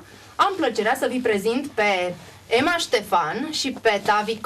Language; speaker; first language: Romanian; native; Romanian